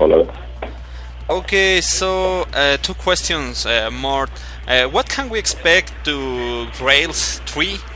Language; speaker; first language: English; non-native, learner; Spanish